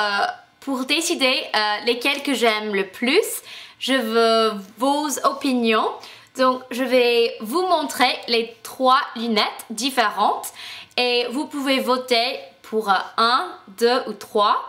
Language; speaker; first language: French; non-native, fluent; English